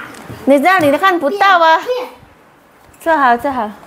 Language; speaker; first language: Chinese; non-native, fluent; Indonesian